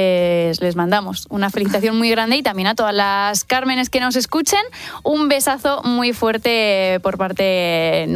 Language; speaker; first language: Spanish; native; Spanish